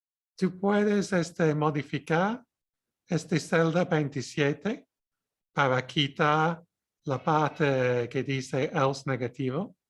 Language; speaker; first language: Spanish; non-native, fluent; English